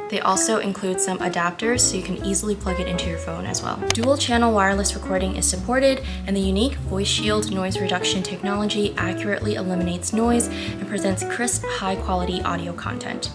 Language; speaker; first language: English; early bilingual, other home language; Chinese